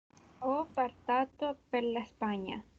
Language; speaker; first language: Italian; non-native, learner; Spanish